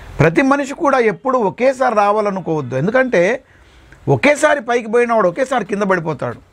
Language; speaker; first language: Telugu; native; Telugu